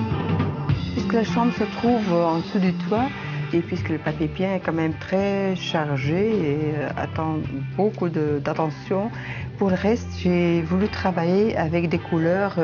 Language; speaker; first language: French; non-native, local second language; Dutch